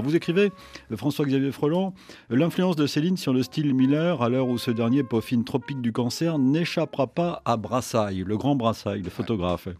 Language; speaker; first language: French; native; French